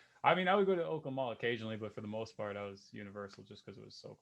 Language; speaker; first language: English; native; English